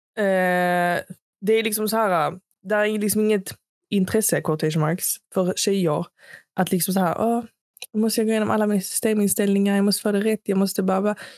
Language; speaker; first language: Swedish; early bilingual, other home language; Arabic